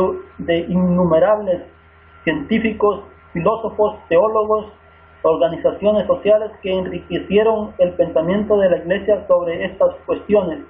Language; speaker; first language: Spanish; native; Spanish